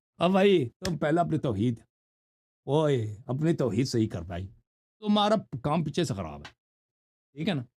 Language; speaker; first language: Urdu; non-native, fluent; Persian